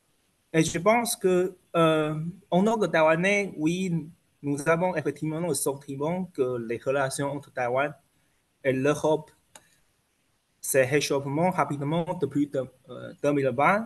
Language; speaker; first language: French; non-native, fluent; Chinese